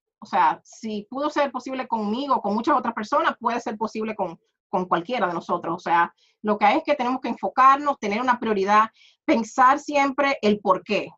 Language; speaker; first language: Spanish; early bilingual, heritage; Spanish